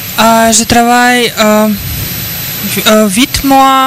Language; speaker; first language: French; non-native, learner; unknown